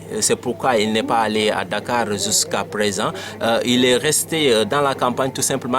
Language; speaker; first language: French; non-native, local second language; Wolof